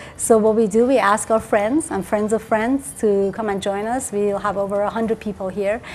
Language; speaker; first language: English; early bilingual, other home language; Persian